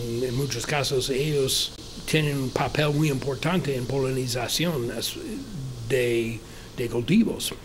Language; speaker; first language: Spanish; non-native, fluent; English